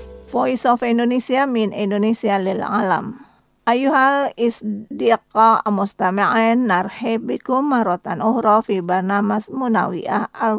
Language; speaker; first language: Arabic; non-native, learner; Indonesian